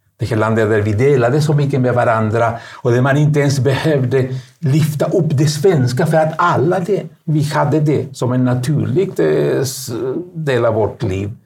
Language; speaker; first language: Swedish; non-native, fluent; Spanish